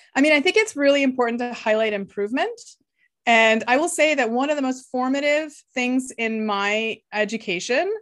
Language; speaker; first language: English; non-native, fluent; Lithuanian